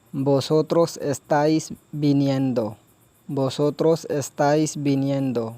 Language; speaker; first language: Spanish; non-native, fluent; Urdu